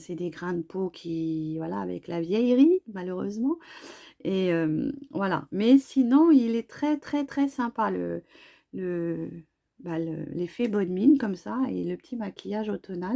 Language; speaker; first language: French; native; French